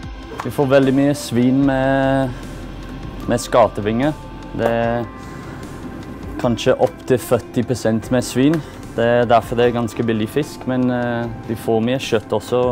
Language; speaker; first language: Norwegian; non-native, fluent; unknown